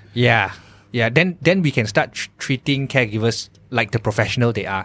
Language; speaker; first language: English; non-native, local second language; Chinese